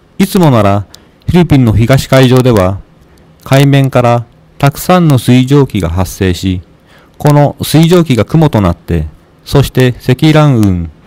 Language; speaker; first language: Japanese; native; Japanese